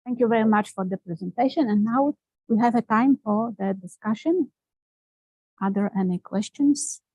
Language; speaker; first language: English; non-native, fluent; Polish